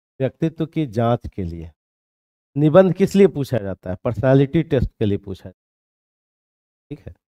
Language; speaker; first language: Hindi; native; Hindi